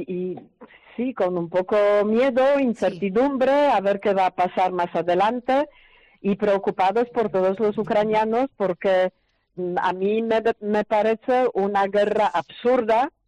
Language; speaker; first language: Spanish; non-native, fluent; Polish